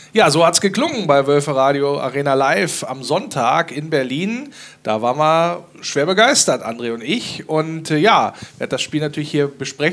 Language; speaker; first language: German; native; German